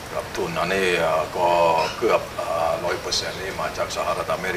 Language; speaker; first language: Thai; non-native, fluent; Indonesian